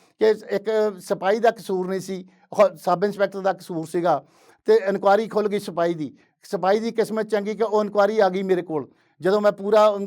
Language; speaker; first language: Punjabi; native; Punjabi